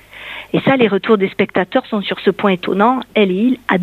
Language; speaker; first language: French; native; French